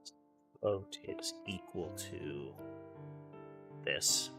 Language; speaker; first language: English; native; English